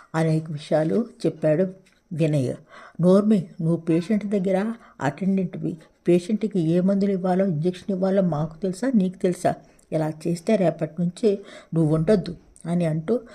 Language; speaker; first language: Telugu; native; Telugu